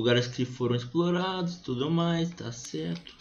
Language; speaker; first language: Portuguese; native; Portuguese